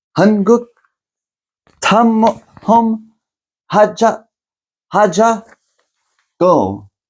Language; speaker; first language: Korean; non-native, learner; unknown